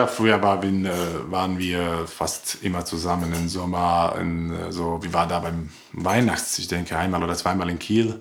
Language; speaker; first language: German; non-native, learner; Croatian